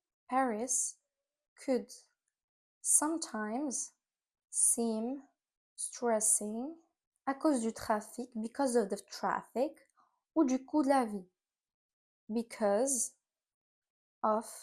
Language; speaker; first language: French; non-native, fluent; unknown